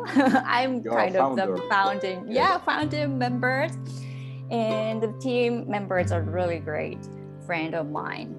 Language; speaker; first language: English; non-native, fluent; Japanese